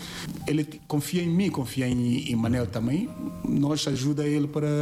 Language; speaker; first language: Portuguese; non-native, learner; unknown